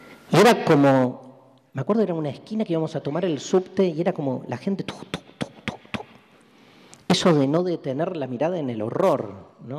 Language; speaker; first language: Spanish; native; Spanish